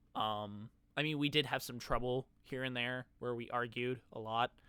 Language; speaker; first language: English; native; English